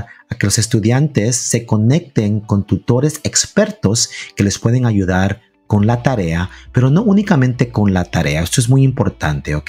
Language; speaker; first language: Spanish; early bilingual, heritage; Spanish